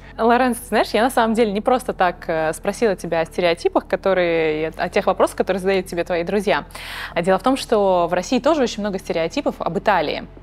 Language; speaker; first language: Russian; native; Russian